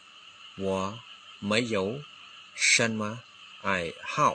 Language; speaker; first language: Chinese; non-native, fluent; Khmer